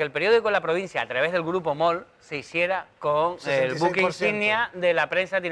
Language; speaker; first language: Spanish; native; Spanish